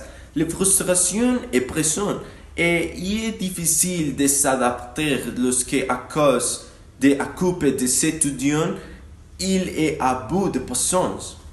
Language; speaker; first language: French; non-native, learner; Spanish